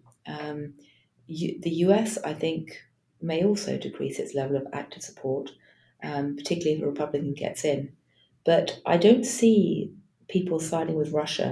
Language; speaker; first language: English; native; English